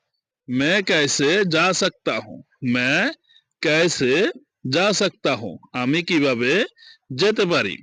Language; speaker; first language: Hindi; non-native, fluent; Bangla